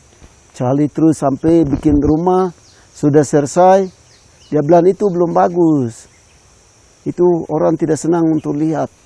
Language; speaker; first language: Indonesian; non-native, local second language; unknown